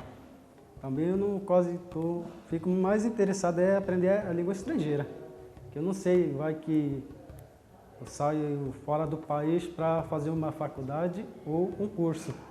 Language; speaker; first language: Portuguese; non-native, local second language; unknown